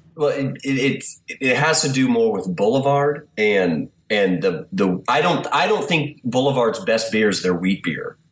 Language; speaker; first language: English; native; English